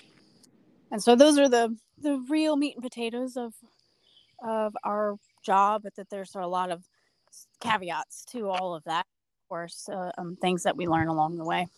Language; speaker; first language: English; native; English